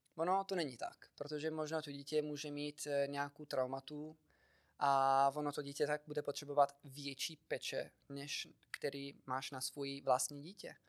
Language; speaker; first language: Czech; non-native, fluent; Italian